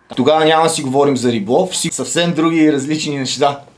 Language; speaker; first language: Bulgarian; native; Bulgarian